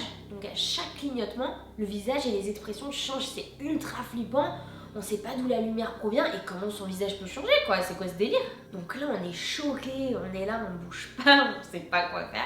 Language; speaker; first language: French; native; French